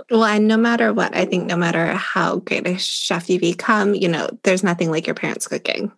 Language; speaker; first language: English; native; English